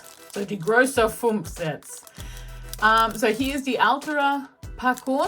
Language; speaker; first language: German; non-native, learner; English